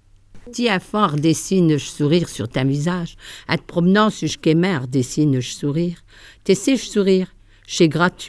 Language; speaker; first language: French; native; French